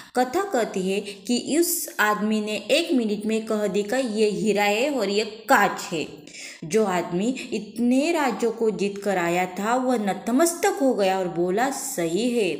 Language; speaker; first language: Hindi; non-native, local second language; Marathi